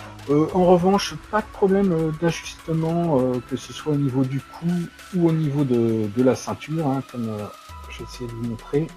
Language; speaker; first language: French; native; French